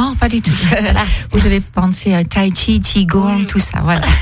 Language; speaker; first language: French; non-native, fluent; Dutch